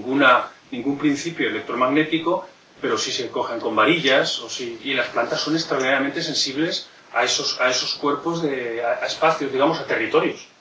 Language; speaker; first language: Spanish; native; Spanish